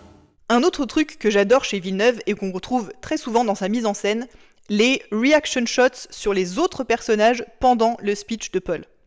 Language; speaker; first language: French; native; French